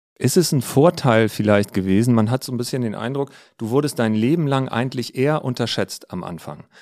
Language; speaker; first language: German; native; German